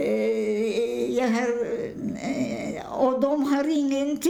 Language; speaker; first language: Swedish; non-native, fluent; Polish